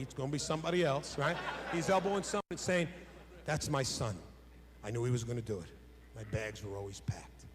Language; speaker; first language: English; native; English